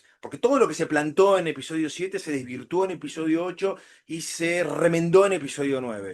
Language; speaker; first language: Spanish; native; Spanish